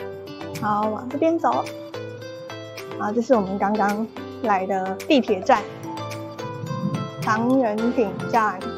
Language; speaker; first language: Chinese; native; Chinese